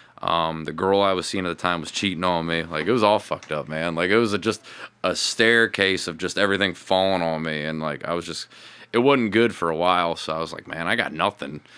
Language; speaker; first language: English; native; English